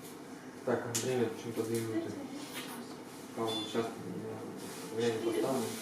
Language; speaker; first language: Russian; native; Russian